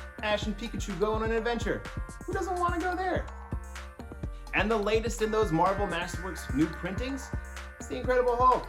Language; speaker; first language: English; native; English